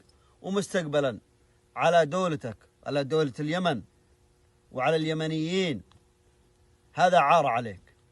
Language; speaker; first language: Arabic; native; Arabic